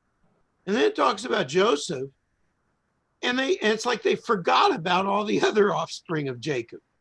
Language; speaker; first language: English; native; English